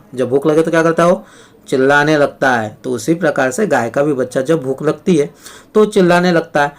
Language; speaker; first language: Hindi; non-native, local second language; Marathi